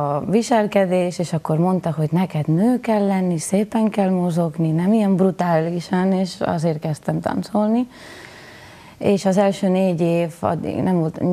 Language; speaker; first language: Hungarian; non-native, learner; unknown